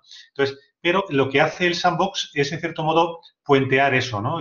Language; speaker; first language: Spanish; native; Spanish